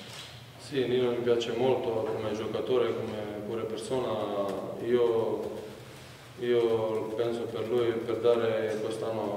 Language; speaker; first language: Italian; non-native, learner; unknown